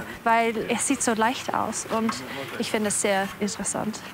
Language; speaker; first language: German; non-native, learner; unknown